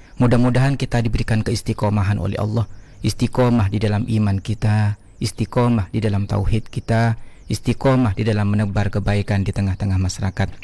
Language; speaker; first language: Indonesian; non-native, local second language; Madurese